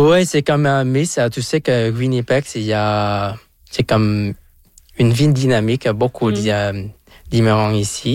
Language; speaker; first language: French; non-native, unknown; Vietnamese